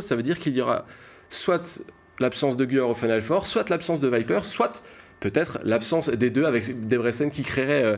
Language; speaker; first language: French; native; French